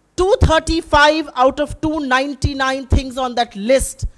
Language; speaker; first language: English; non-native, local second language; Hindi